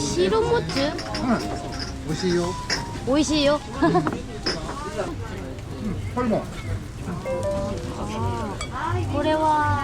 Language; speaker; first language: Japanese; non-native, learner; Korean